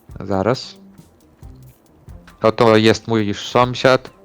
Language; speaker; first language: Polish; non-native, learner; Ukrainian